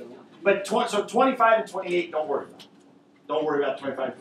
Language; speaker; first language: English; native; English